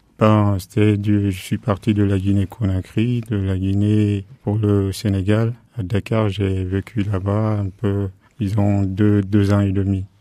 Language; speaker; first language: French; non-native, local second language; Fula